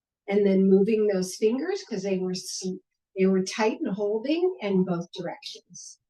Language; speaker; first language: English; native; English